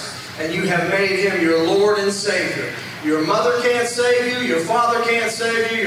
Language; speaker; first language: English; native; English